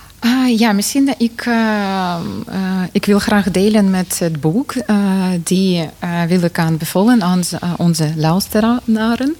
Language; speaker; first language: Dutch; non-native, fluent; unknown